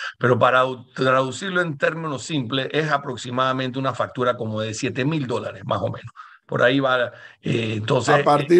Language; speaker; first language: Spanish; native; Spanish